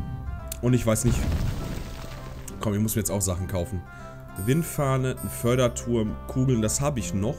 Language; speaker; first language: German; native; German